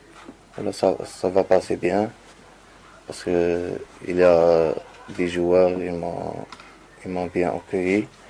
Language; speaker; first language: French; non-native, learner; Arabic